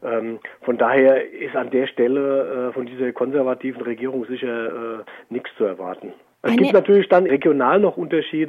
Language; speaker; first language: German; native; German